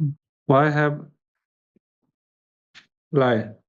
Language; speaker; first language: English; non-native, learner; Hindi